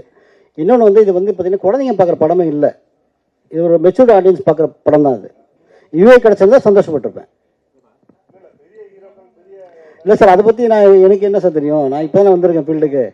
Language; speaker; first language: Tamil; native; Tamil